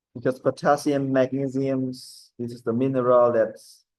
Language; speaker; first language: English; non-native, fluent; Khmer